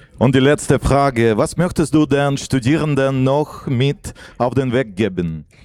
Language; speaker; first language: German; non-native, fluent; Vietnamese